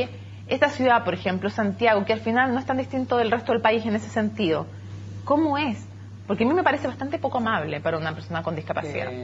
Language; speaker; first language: Spanish; native; Spanish